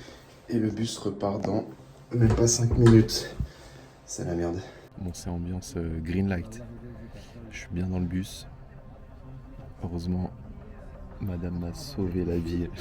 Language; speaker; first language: French; native; French